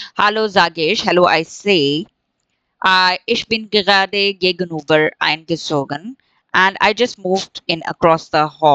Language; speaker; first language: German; non-native, fluent; Hindi